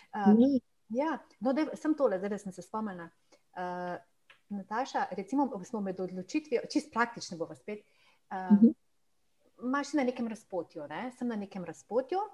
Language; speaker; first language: Slovenian; native; Slovenian